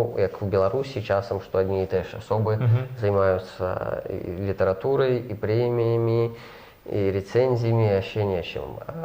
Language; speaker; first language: Belarusian; non-native, local second language; Russian